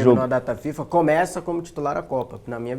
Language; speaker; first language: Portuguese; native; Portuguese